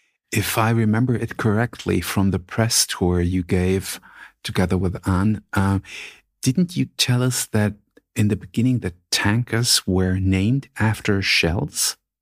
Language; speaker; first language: English; non-native, fluent; German